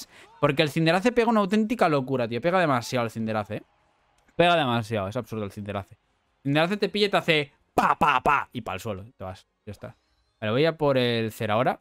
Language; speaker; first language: Spanish; native; Spanish